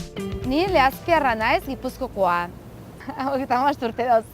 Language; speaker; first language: Basque; non-native, local second language; Spanish